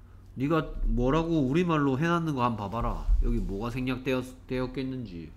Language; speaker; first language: Korean; native; Korean